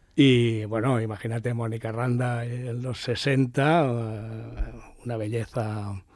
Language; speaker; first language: Spanish; native; Spanish